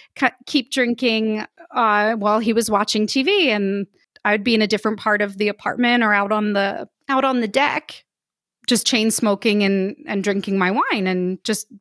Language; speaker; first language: English; native; English